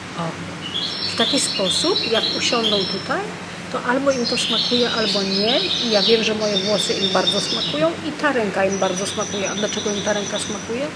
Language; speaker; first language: Polish; native; Polish